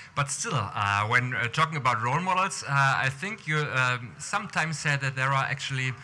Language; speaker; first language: English; non-native, fluent; German